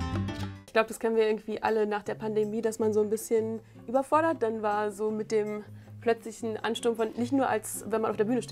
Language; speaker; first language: German; native; German